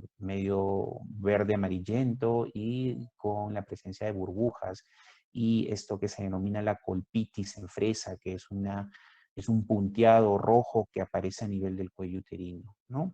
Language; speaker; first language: Spanish; native; Spanish